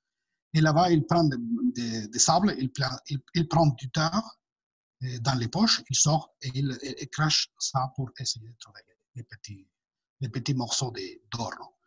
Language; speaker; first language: French; non-native, fluent; Spanish